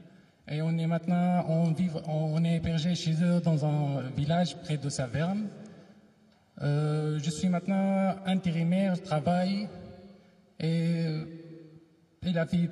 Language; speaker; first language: French; non-native, learner; Arabic